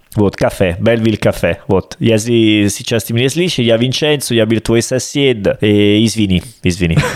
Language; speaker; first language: Russian; non-native, learner; Italian